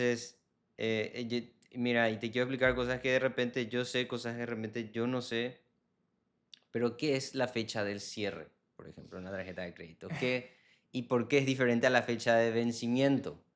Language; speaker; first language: Spanish; native; Spanish